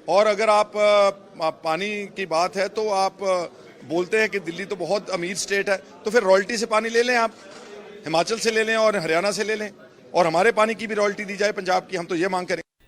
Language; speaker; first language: Hindi; non-native, local second language; Punjabi